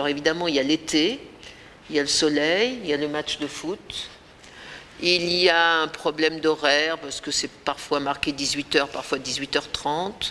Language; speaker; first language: French; native; French